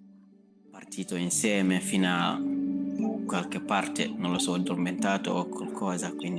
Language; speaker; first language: Italian; non-native, learner; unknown